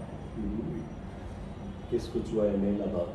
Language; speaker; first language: French; non-native, fluent; Bangla